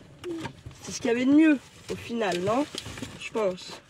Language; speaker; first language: French; native; French